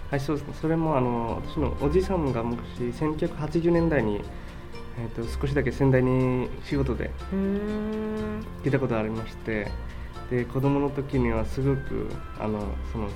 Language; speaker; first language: Japanese; non-native, fluent; Bangla